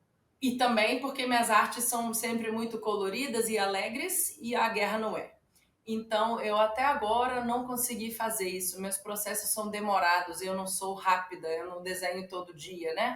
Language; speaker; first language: Portuguese; non-native, fluent; Ukrainian